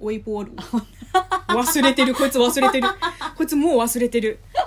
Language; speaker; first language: Japanese; non-native, fluent; Chinese